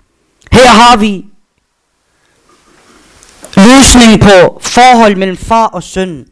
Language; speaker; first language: Danish; non-native, fluent; Arabic